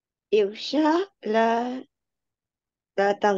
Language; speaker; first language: Arabic; non-native, learner; Indonesian